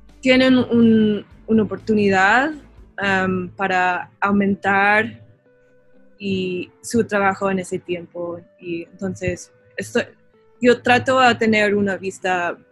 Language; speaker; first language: Spanish; non-native, learner; English